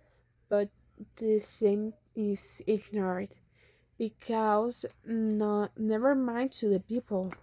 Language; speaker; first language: English; non-native, learner; Spanish